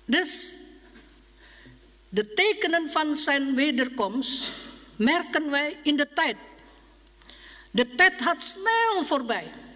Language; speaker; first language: Dutch; non-native, learner; Indonesian